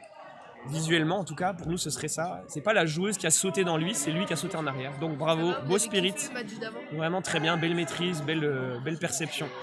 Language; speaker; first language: French; native; French